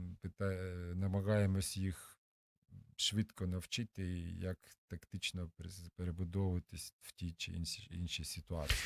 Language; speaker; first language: Ukrainian; non-native, local second language; Russian